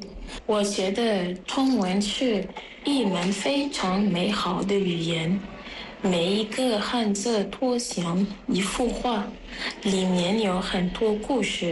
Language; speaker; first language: Chinese; non-native, learner; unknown